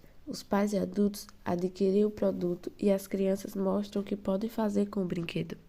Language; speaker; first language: Portuguese; native; Portuguese